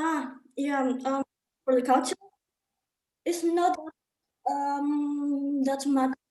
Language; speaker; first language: English; non-native, learner; Indonesian